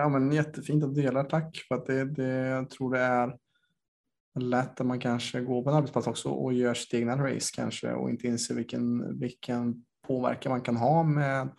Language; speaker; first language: Swedish; native; Swedish